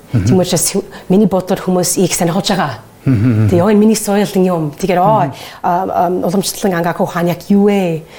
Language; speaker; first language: Mongolian; non-native, learner; English